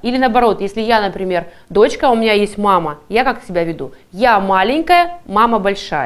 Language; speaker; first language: Russian; native; Russian